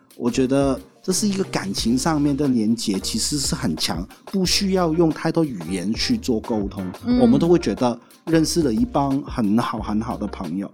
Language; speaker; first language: Chinese; non-native, local second language; Cantonese